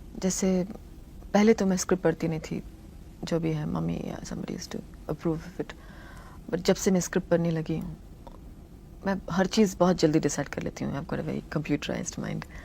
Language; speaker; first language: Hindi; non-native, local second language; Tamil